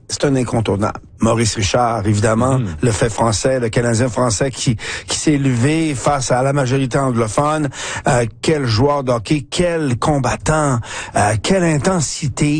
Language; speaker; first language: French; native; French